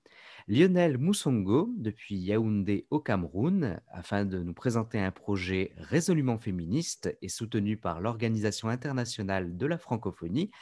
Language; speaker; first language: French; native; French